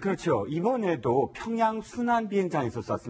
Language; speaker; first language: Korean; native; Korean